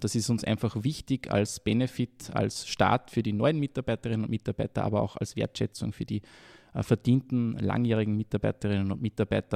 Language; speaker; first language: German; native; German